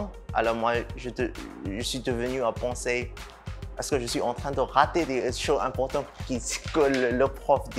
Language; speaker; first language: French; non-native, fluent; Burmese